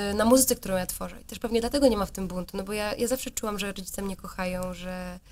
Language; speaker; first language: Polish; native; Polish